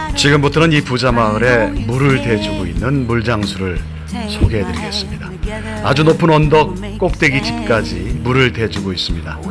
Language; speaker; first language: Korean; native; Korean